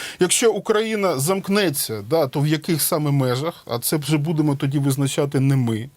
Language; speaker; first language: Ukrainian; non-native, local second language; Russian